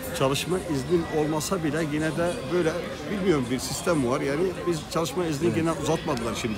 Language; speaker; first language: Turkish; non-native, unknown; Arabic